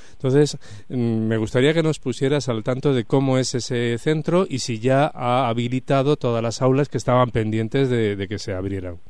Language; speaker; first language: Spanish; native; Spanish